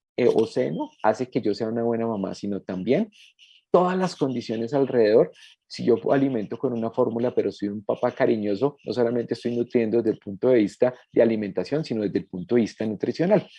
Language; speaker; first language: Spanish; native; Spanish